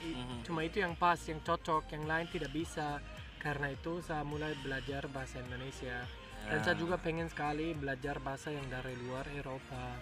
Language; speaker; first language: Indonesian; non-native, fluent; German